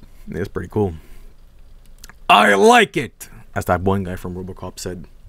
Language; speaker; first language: English; non-native, fluent; Swedish